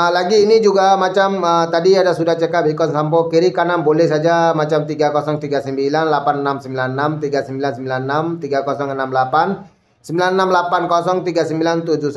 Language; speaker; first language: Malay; non-native, fluent; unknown